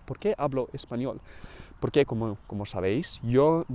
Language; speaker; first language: Spanish; non-native, fluent; English